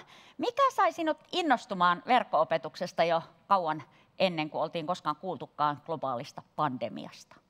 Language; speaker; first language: Finnish; native; Finnish